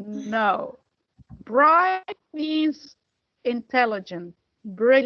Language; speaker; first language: English; non-native, fluent; Arabic